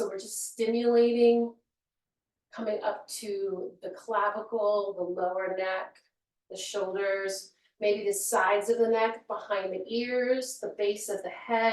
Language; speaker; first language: English; native; English